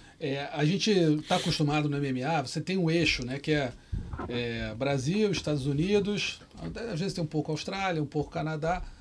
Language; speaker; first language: Portuguese; native; Portuguese